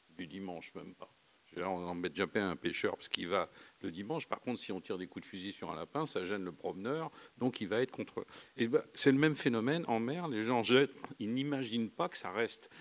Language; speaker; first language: French; native; French